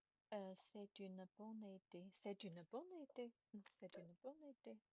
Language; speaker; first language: French; non-native, learner; Chinese